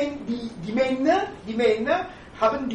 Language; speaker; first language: German; non-native, fluent; Italian